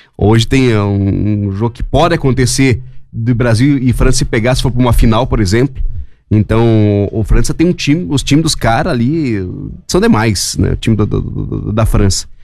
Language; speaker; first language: Portuguese; native; Portuguese